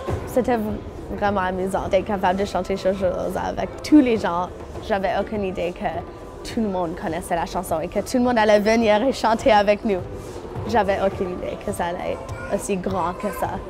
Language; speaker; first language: French; non-native, local second language; English